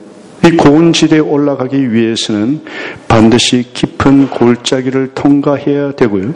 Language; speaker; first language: Korean; native; Korean